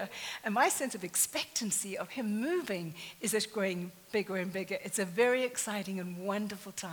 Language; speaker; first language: English; native; English